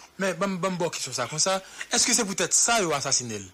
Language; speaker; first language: French; non-native, local second language; Haitian Creole